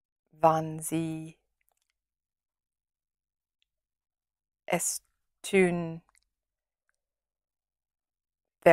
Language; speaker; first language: German; non-native, learner; English